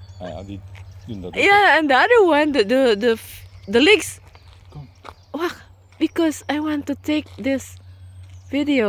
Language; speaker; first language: English; non-native, local second language; Filipino